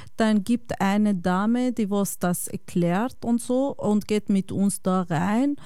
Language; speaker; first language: German; non-native, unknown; Bosnian